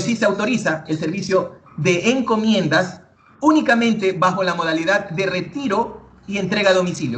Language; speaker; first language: Spanish; native; Spanish